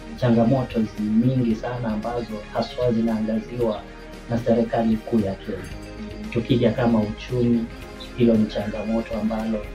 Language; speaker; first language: Swahili; non-native, local second language; Luyia